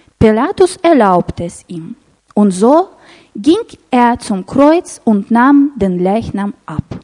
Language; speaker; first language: German; non-native, fluent; Russian